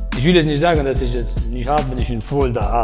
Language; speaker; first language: German; native; German